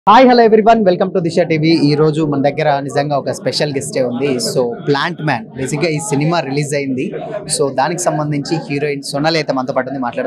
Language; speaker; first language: Telugu; native; Telugu